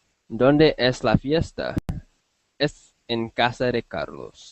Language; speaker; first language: Spanish; non-native, learner; English